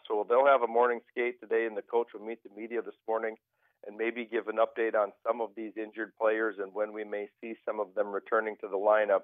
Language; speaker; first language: English; native; English